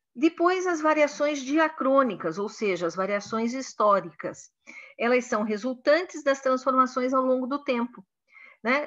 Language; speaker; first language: Portuguese; native; Portuguese